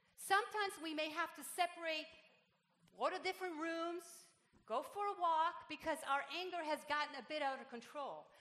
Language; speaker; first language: English; non-native, fluent; Spanish